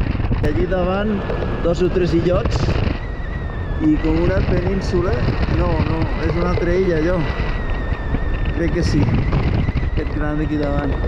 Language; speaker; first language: Catalan; native; Catalan